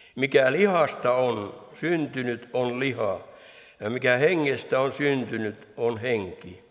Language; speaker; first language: Finnish; native; Finnish